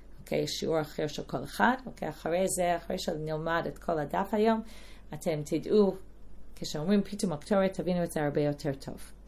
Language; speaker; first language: Hebrew; non-native, fluent; English